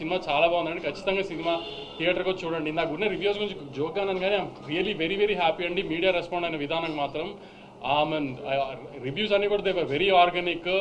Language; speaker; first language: Telugu; native; Telugu